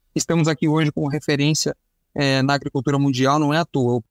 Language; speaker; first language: Portuguese; native; Portuguese